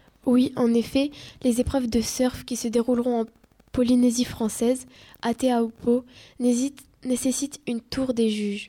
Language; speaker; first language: French; native; French